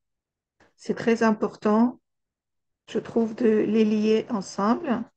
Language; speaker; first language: French; non-native, fluent; Russian